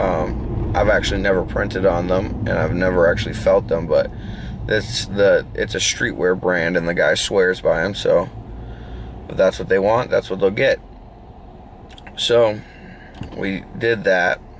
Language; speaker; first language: English; native; English